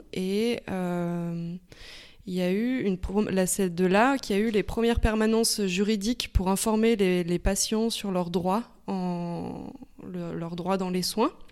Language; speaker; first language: French; native; French